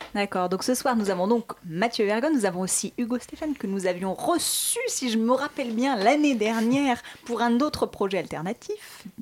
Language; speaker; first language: French; native; French